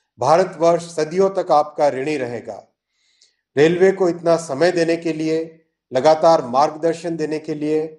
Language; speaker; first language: Hindi; native; Hindi